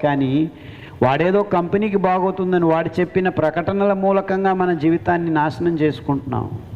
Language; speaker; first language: Telugu; native; Telugu